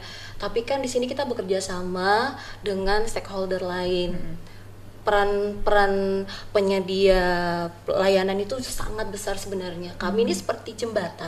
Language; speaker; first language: Indonesian; native; Indonesian